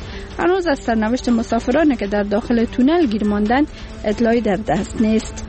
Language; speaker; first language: Persian; native; Persian